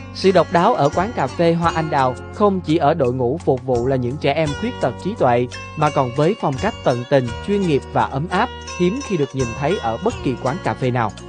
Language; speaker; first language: Vietnamese; native; Vietnamese